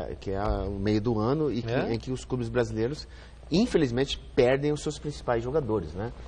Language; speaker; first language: Portuguese; native; Portuguese